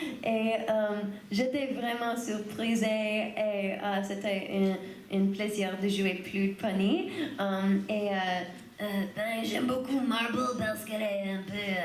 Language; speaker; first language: French; non-native, learner; English